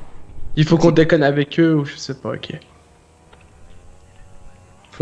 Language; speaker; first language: French; native; French